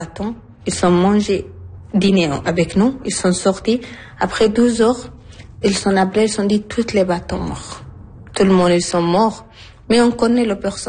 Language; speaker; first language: French; non-native, learner; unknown